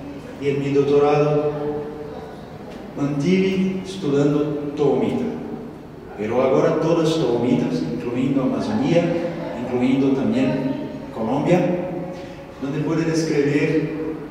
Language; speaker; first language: Spanish; non-native, learner; Portuguese